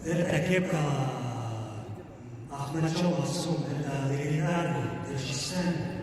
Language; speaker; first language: Russian; non-native, learner; Tajik